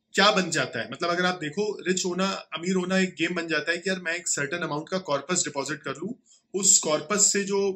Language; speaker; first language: Hindi; native; Hindi